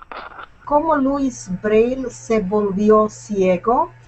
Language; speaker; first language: Spanish; non-native, learner; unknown